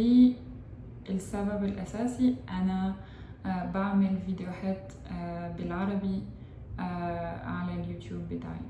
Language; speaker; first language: Arabic; non-native, learner; French